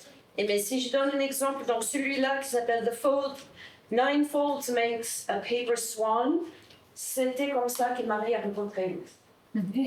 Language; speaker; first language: French; non-native, fluent; English